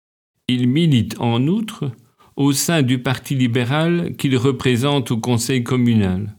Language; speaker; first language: French; native; French